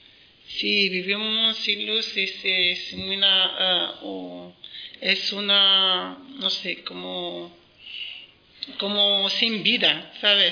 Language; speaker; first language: Spanish; non-native, learner; Arabic